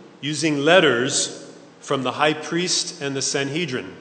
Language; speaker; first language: English; native; English